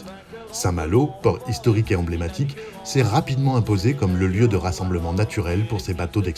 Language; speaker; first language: French; native; French